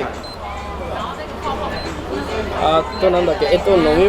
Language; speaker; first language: Japanese; non-native, learner; Sinhala